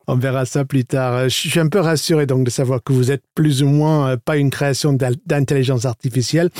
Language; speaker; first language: French; non-native, fluent; English